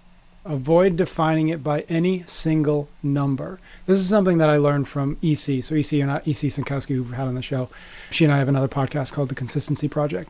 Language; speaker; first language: English; native; English